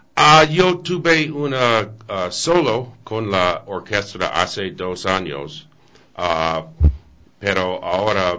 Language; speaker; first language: Spanish; non-native, learner; English